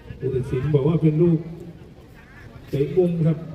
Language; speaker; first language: Thai; native; Thai